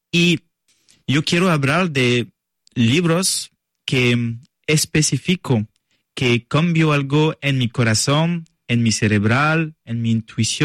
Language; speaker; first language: Spanish; non-native, learner; French